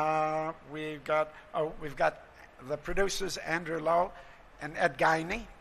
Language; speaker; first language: English; native; English